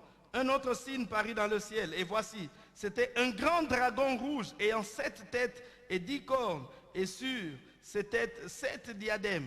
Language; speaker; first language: French; non-native, local second language; Lingala